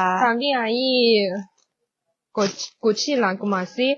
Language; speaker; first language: Spanish; non-native, learner; Chinese